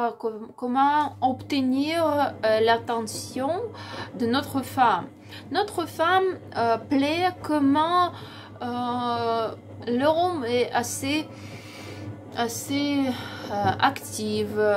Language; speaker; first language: French; non-native, learner; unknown